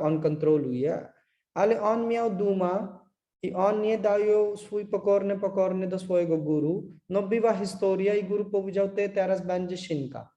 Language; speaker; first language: Polish; non-native, learner; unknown